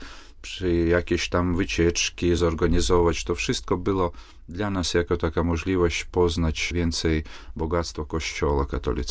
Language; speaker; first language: Polish; non-native, fluent; Latvian